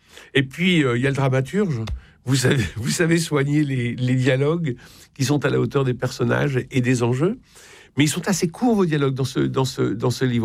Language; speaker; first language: French; native; French